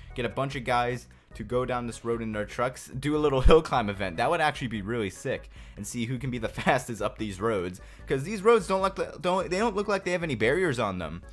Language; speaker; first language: English; native; English